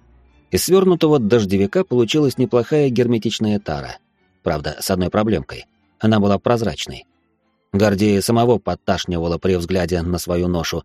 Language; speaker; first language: Russian; native; Russian